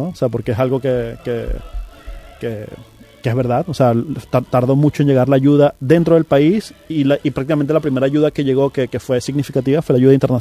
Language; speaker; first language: Spanish; native; Spanish